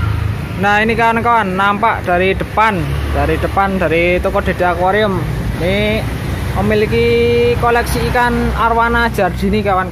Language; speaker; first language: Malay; non-native, local second language; Javanese